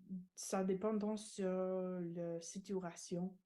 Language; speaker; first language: French; non-native, learner; English